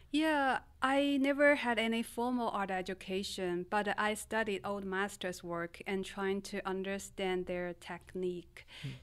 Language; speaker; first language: English; non-native, fluent; Chinese